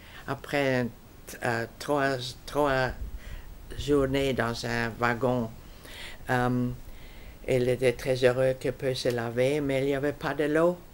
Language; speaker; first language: French; non-native, fluent; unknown